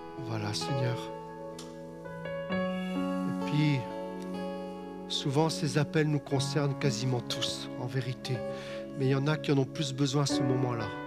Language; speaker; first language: French; native; French